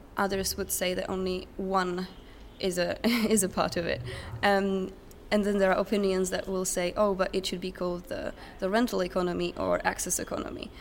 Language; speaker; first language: English; non-native, fluent; Czech